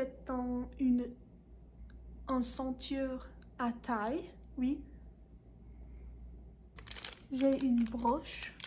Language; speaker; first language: French; non-native, learner; English